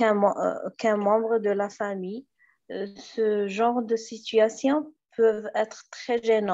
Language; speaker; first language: French; non-native, learner; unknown